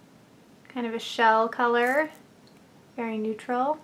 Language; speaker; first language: English; native; English